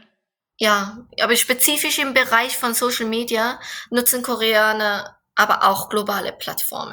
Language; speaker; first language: German; non-native, fluent; Korean